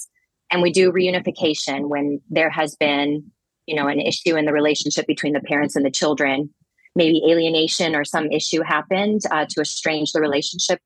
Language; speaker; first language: English; native; English